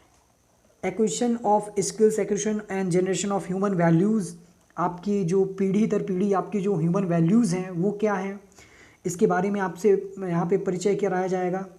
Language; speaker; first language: Hindi; native; Hindi